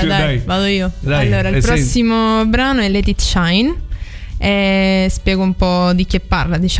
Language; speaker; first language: Italian; native; Italian